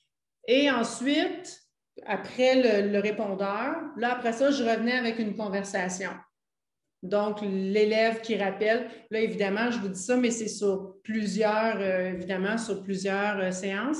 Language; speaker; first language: French; native; French